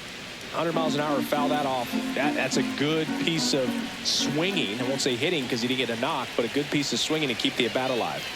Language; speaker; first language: English; native; English